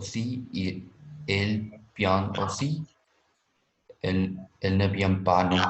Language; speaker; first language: French; non-native, learner; Spanish